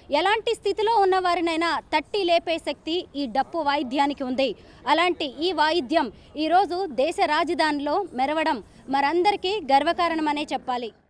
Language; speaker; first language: Telugu; native; Telugu